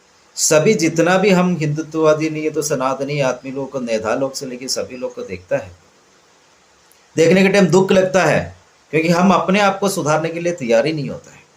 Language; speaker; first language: Hindi; non-native, local second language; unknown